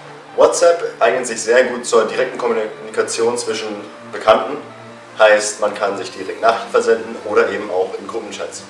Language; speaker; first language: German; native; German